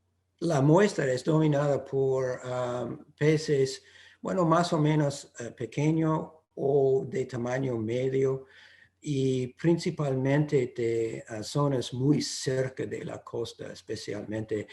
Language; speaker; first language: Spanish; non-native, fluent; English